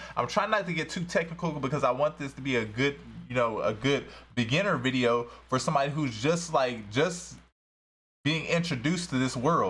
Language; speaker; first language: English; native; English